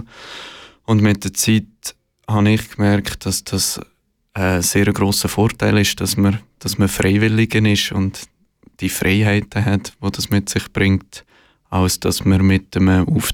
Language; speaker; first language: German; native; German